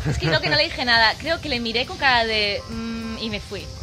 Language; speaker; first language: Spanish; native; Spanish